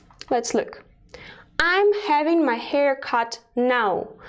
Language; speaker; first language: English; non-native, fluent; Russian